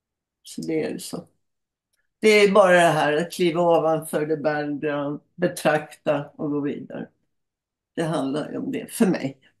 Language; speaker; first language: Swedish; native; Swedish